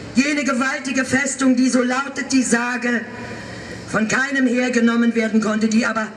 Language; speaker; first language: German; native; German